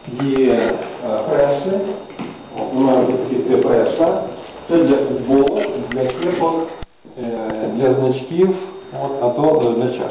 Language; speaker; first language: Ukrainian; native; Ukrainian